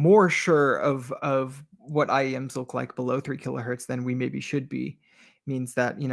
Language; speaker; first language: English; native; English